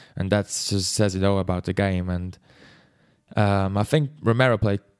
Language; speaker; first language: English; non-native, fluent; Swiss German